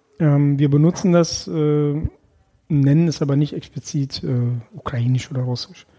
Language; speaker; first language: German; early bilingual, other home language; Russian